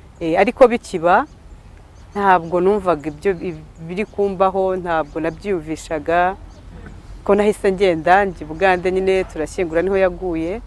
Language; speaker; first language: Kinyarwanda; early bilingual, heritage; Kinyarwanda